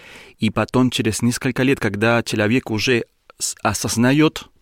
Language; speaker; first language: Russian; non-native, learner; Spanish